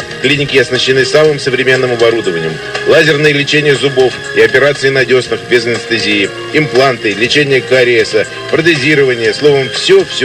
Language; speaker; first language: Russian; native; Russian